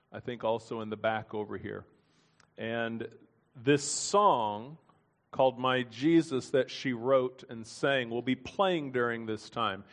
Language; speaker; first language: English; native; English